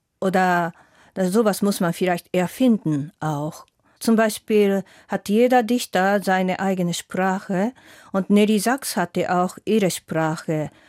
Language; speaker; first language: German; non-native, fluent; Japanese